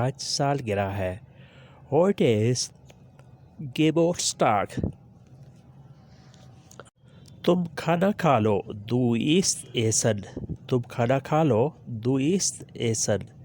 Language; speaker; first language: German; non-native, learner; Urdu